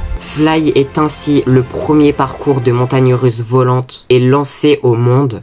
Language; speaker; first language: French; native; French